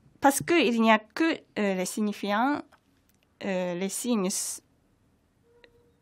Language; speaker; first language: French; non-native, fluent; Japanese